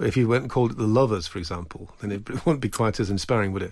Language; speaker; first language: English; native; English